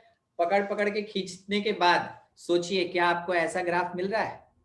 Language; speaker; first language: Hindi; native; Hindi